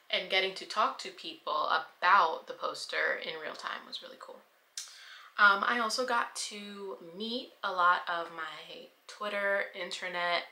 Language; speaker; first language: English; native; English